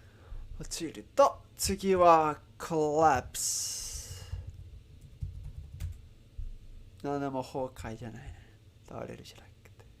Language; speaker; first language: Japanese; non-native, learner; Spanish